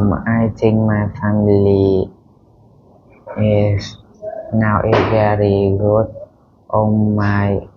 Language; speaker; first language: English; non-native, learner; Vietnamese